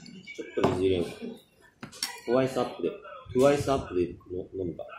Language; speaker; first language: Japanese; native; Japanese